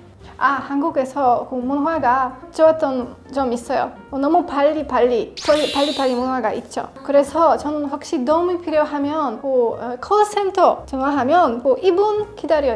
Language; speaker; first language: Korean; non-native, learner; Polish